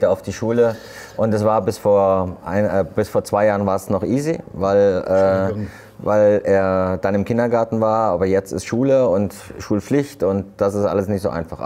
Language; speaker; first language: German; native; German